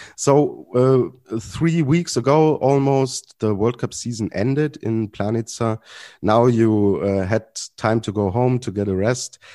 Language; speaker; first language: English; non-native, fluent; German